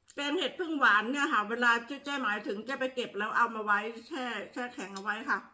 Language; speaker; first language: Thai; native; Thai